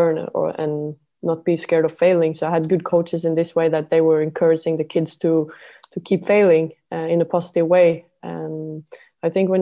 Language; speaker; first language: English; non-native, fluent; Norwegian